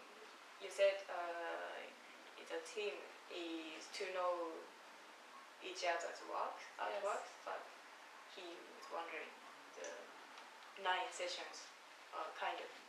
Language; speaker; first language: English; non-native, learner; Japanese